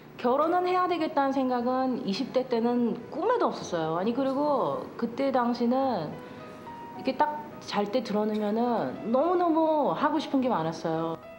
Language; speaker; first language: Korean; early bilingual, heritage; Korean